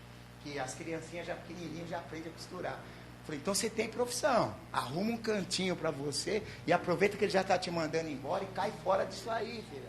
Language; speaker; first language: Portuguese; native; Portuguese